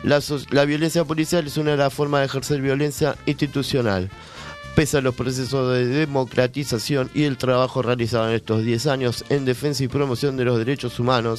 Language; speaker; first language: Spanish; native; Spanish